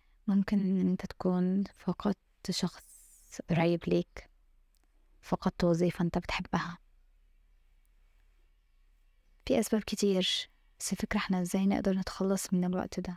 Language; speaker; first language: Arabic; native; Arabic